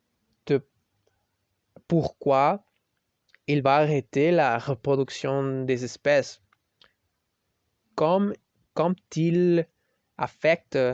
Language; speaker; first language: French; non-native, learner; Spanish